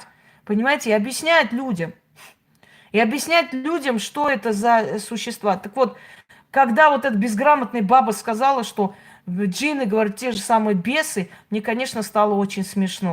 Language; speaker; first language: Russian; native; Russian